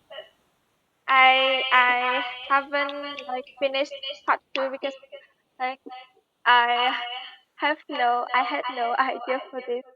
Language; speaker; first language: English; non-native, learner; Vietnamese